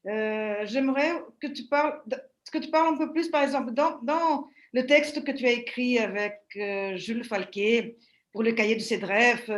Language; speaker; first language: French; non-native, fluent; Portuguese